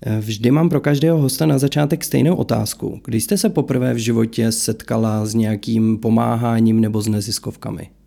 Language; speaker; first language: Czech; native; Czech